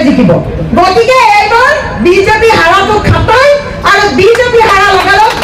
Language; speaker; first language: Assamese; native; Assamese